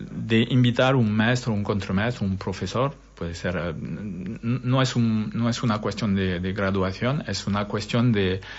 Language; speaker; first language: Spanish; non-native, fluent; French